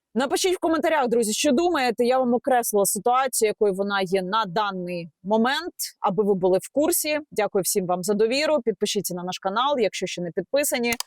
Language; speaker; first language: Ukrainian; native; Ukrainian